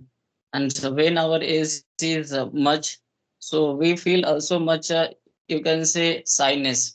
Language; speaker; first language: English; non-native, local second language; Hindi